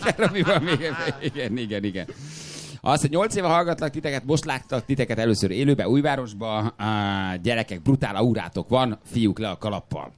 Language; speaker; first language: Hungarian; native; Hungarian